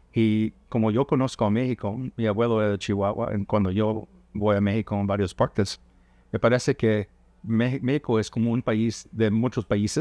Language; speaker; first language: Spanish; early bilingual, heritage; English